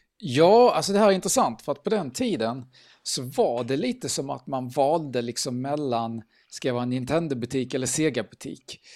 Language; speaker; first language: Swedish; native; Swedish